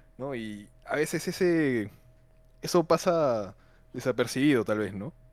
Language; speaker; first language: Spanish; native; Spanish